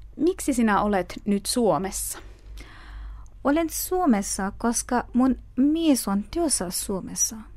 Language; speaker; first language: Finnish; non-native, learner; Urdu